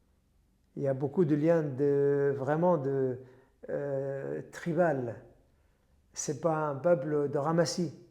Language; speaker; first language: French; non-native, fluent; Arabic